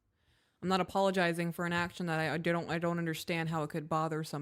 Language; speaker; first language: English; native; English